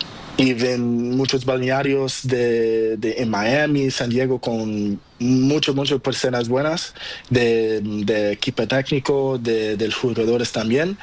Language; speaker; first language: Spanish; non-native, learner; Portuguese